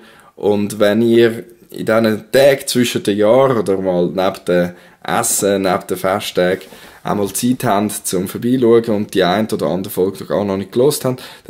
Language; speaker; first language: German; native; German